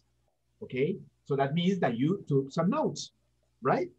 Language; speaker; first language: English; non-native, fluent; Spanish